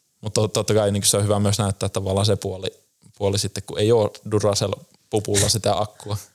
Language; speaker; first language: Finnish; native; Finnish